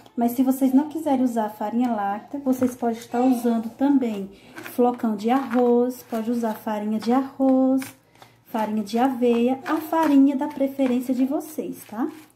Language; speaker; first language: Portuguese; native; Portuguese